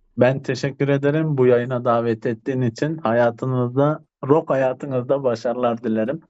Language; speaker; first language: Turkish; native; Turkish